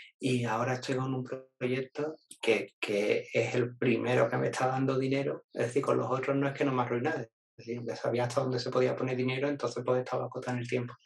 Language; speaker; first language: Spanish; native; Spanish